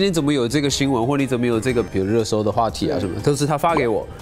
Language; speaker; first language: Chinese; native; Chinese